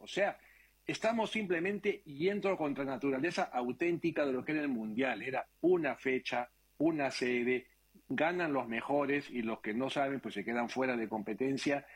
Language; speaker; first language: Spanish; native; Spanish